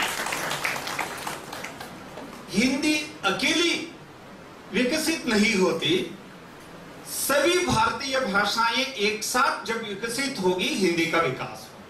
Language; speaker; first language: Hindi; non-native, local second language; Kannada